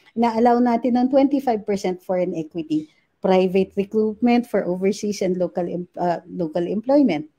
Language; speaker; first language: English; non-native, local second language; Filipino